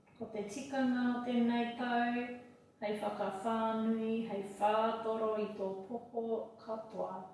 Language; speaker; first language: Māori; non-native, local second language; English